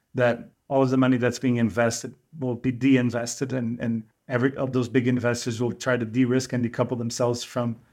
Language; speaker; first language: English; non-native, fluent; Portuguese